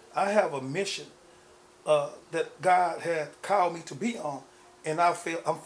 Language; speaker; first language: English; native; English